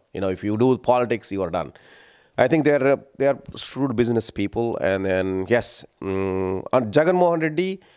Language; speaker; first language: English; non-native, local second language; Telugu